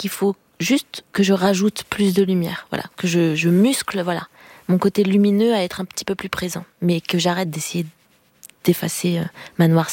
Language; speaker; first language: French; native; French